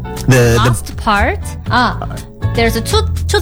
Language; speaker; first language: English; non-native, learner; Korean